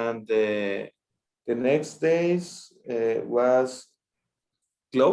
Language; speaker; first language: English; non-native, learner; Spanish